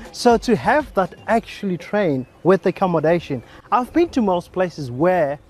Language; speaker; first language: English; non-native, local second language; Xhosa